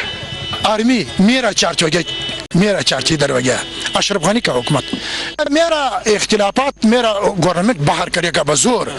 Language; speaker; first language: Hindi; non-native, learner; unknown